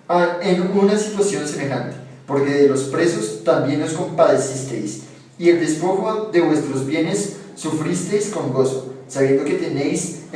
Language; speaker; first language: Spanish; native; Spanish